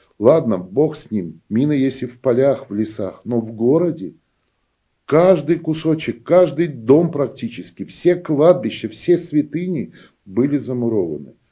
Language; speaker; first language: Russian; native; Russian